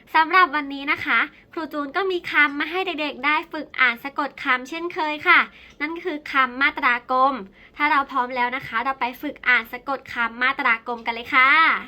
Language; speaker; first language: Thai; native; Thai